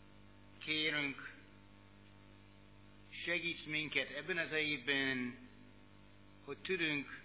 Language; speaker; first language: Hungarian; non-native, learner; English